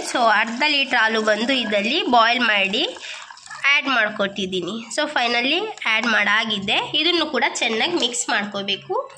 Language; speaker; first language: Kannada; non-native, local second language; Urdu